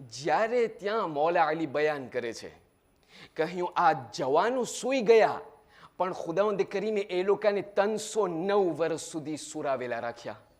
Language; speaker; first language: Gujarati; early bilingual, heritage; Gujarati